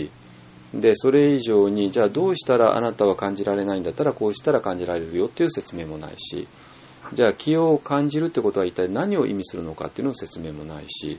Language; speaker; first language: Japanese; native; Japanese